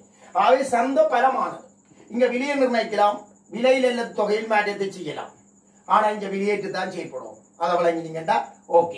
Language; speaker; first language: Tamil; native; Tamil